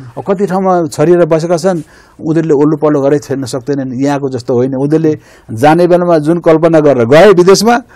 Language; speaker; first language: Nepali; native; Nepali